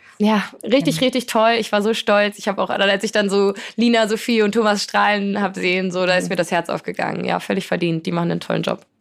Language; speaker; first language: German; early bilingual, other home language; Polish